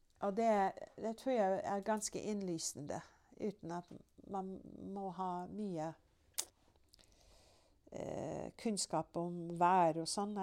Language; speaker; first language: Norwegian; non-native, fluent; English